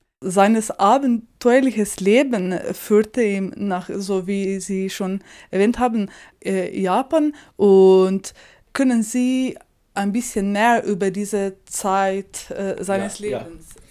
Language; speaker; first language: German; non-native, learner; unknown